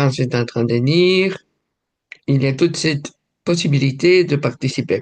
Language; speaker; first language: French; non-native, fluent; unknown